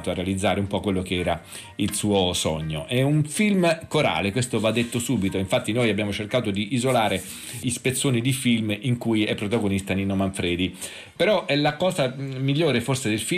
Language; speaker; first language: Italian; native; Italian